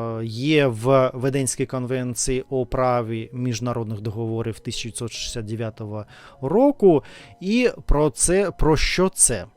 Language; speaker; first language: Ukrainian; non-native, learner; Russian